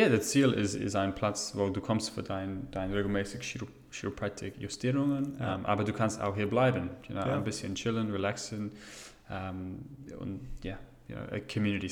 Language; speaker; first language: German; non-native, fluent; English